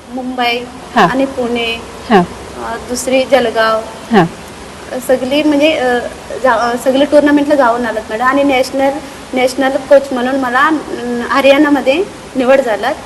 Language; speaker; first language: Marathi; non-native, local second language; Telugu